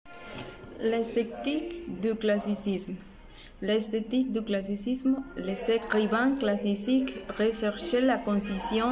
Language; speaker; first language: French; non-native, learner; Spanish